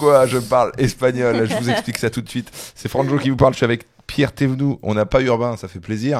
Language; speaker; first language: French; native; French